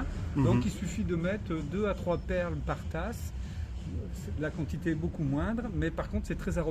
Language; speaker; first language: French; native; French